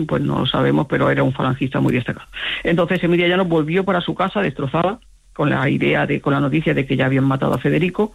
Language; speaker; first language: Spanish; native; Spanish